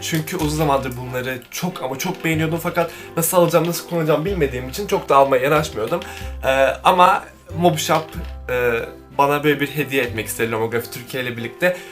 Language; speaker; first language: Turkish; native; Turkish